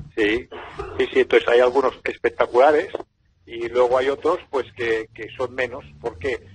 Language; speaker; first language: Spanish; non-native, local second language; Catalan